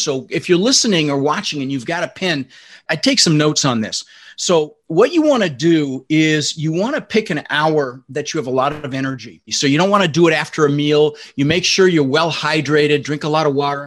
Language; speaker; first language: English; early bilingual, other home language; Dutch